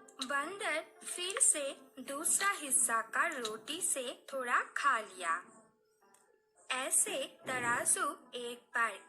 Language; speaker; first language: Hindi; non-native, local second language; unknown